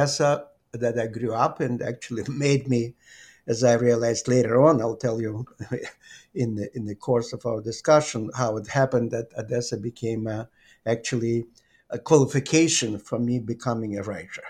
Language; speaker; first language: English; non-native, fluent; Ukrainian